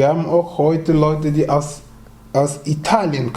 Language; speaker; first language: German; non-native, fluent; French